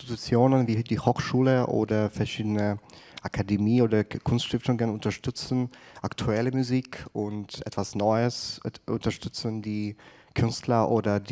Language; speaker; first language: German; non-native, fluent; Ukrainian